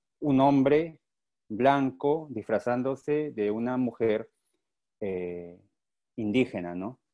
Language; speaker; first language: Spanish; native; Spanish